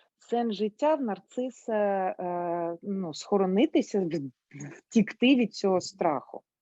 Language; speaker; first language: Ukrainian; non-native, local second language; Russian